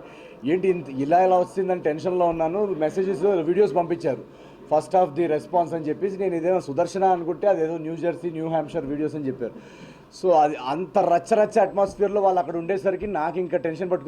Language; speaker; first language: Telugu; native; Telugu